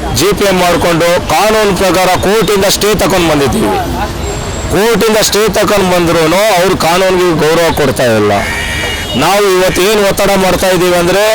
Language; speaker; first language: Kannada; native; Kannada